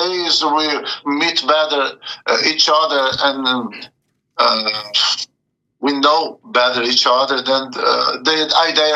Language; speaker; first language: English; non-native, learner; Portuguese